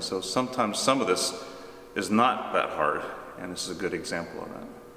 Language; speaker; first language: English; native; English